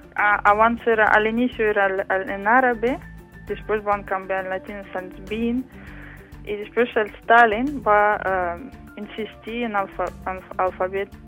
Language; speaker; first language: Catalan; non-native, fluent; Tatar